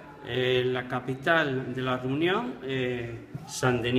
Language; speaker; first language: French; non-native, learner; Spanish